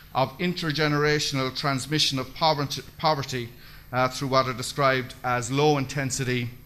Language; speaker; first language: English; native; English